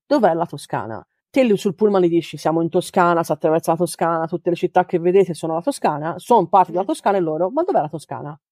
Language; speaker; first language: Italian; native; Italian